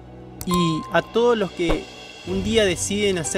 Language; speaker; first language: Spanish; native; Spanish